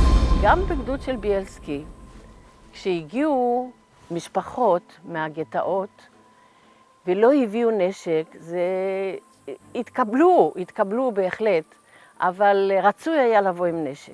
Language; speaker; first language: Hebrew; early bilingual, other home language; Yiddish